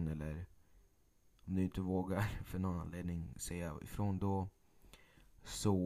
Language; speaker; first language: Swedish; early bilingual, other home language; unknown